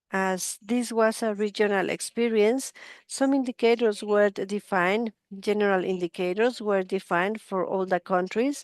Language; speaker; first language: English; non-native, fluent; Spanish